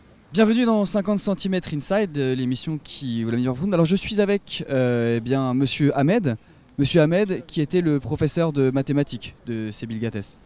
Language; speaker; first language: French; native; French